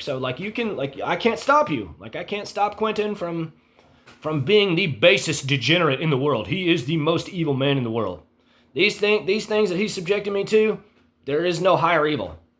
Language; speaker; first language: English; native; English